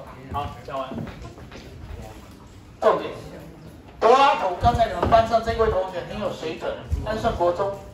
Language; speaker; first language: Chinese; native; Chinese